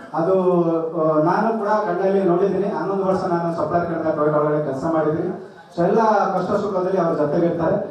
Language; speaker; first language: Kannada; non-native, fluent; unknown